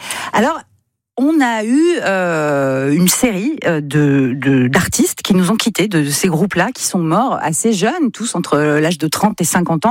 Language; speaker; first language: French; native; French